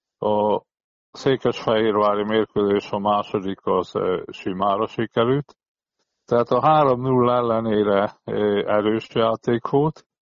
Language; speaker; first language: Hungarian; native; Hungarian